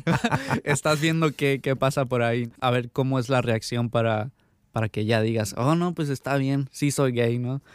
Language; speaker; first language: Spanish; native; Spanish